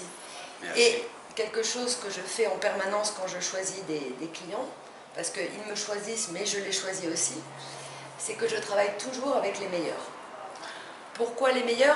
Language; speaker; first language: French; non-native, fluent; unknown